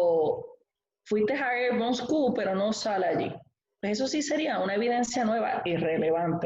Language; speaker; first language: Spanish; native; Spanish